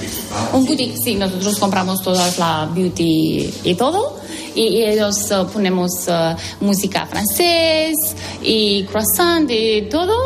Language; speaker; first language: Spanish; non-native, learner; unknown